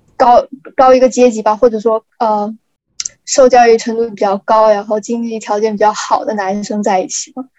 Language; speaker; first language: Chinese; native; Chinese